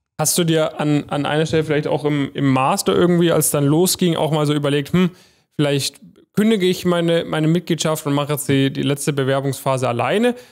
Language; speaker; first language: German; native; German